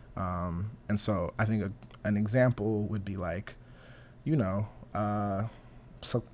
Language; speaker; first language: English; native; English